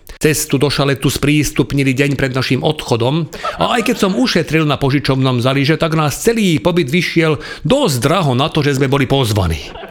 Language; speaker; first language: Slovak; non-native, local second language; Hungarian